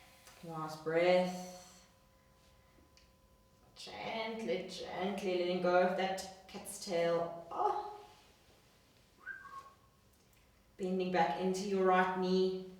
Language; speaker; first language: English; native; English